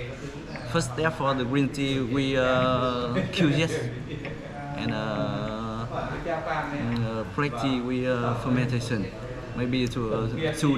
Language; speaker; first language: English; non-native, learner; Vietnamese